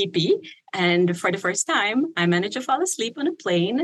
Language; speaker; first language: English; non-native, fluent; Portuguese